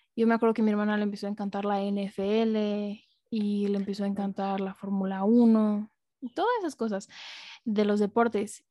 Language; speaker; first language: Spanish; native; Spanish